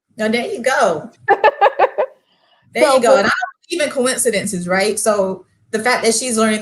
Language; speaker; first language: English; native; English